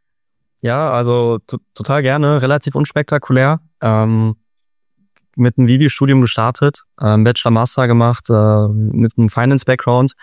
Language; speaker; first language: German; native; German